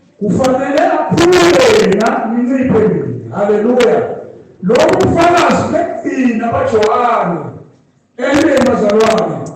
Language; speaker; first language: Zulu; non-native, local second language; Swati